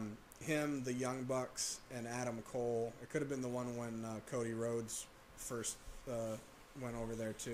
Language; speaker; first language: English; native; English